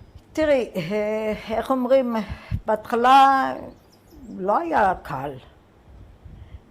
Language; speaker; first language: Hebrew; non-native, fluent; German